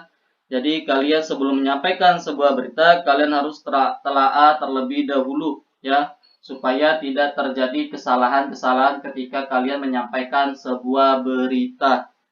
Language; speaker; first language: Indonesian; native; Indonesian